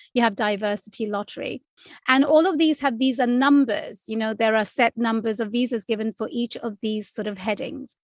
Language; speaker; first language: English; native; English